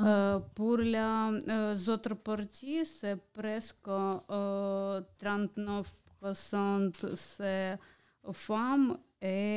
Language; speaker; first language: French; non-native, learner; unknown